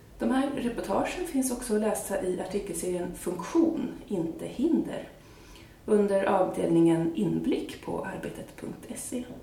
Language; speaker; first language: Swedish; native; Swedish